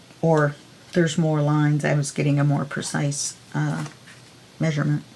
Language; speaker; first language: English; native; English